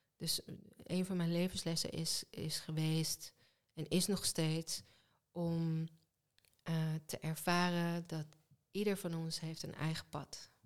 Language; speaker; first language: Dutch; early bilingual, other home language; Hebrew